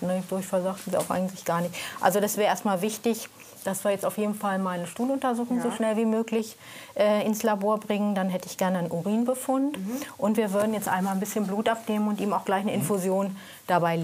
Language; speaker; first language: German; native; German